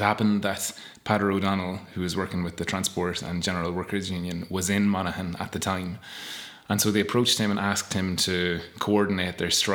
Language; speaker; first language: English; native; English